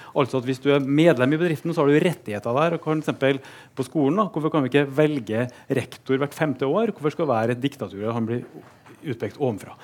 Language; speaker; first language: Norwegian; native; Norwegian